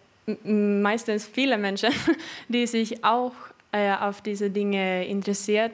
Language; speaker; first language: German; non-native, learner; Swedish